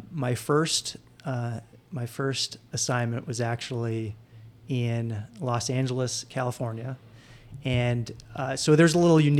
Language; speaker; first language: English; native; English